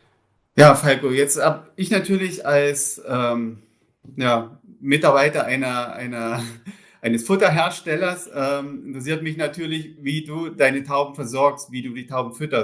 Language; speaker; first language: German; native; German